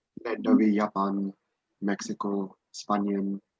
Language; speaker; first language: German; non-native, learner; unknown